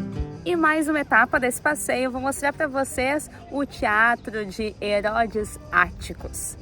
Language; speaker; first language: Portuguese; native; Portuguese